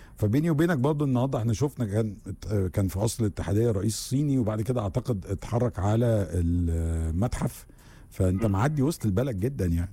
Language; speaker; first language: Egyptian Arabic; native; Egyptian Arabic